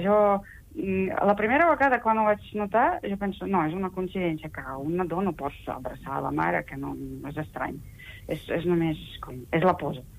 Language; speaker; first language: Catalan; non-native, fluent; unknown